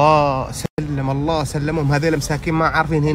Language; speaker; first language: Arabic; native; Arabic